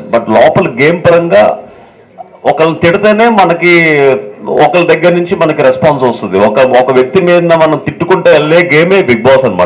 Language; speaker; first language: Telugu; native; Telugu